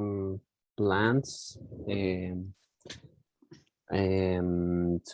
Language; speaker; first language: English; non-native, learner; Spanish